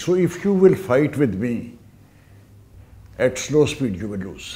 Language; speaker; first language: English; non-native, local second language; Urdu